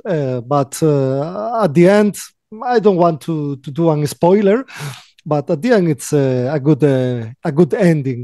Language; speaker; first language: English; non-native, fluent; Spanish